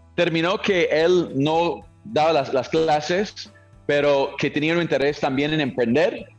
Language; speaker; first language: Spanish; non-native, fluent; English